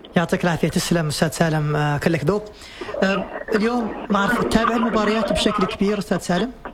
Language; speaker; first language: Arabic; native; Arabic